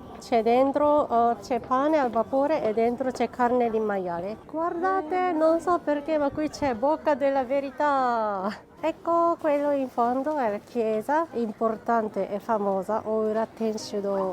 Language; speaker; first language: Italian; non-native, fluent; Japanese